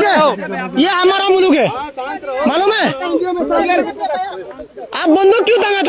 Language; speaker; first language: Hindi; non-native, learner; Bangla